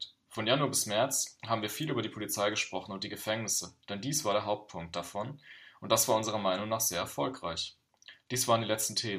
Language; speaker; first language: German; native; German